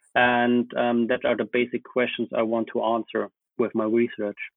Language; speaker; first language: English; non-native, fluent; German